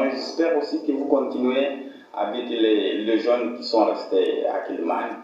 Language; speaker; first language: French; non-native, fluent; Portuguese